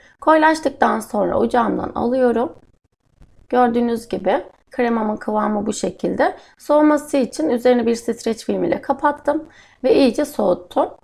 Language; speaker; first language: Turkish; native; Turkish